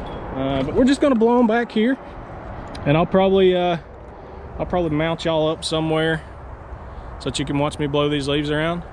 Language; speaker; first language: English; native; English